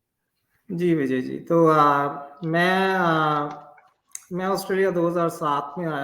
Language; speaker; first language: Hindi; native; Hindi